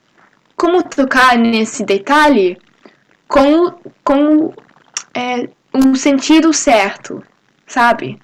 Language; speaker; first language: Portuguese; non-native, fluent; English